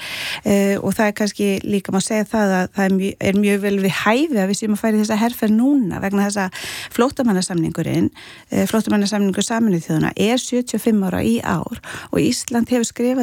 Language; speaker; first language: Icelandic; native; Icelandic